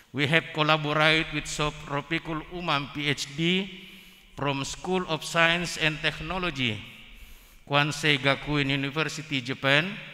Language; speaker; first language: English; non-native, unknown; Indonesian